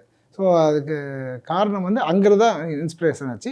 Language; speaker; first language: Tamil; native; Tamil